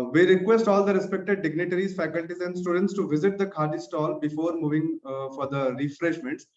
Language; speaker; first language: English; non-native, local second language; Hindi